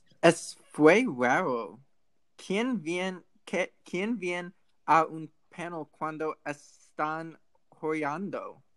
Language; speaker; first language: Spanish; non-native, learner; English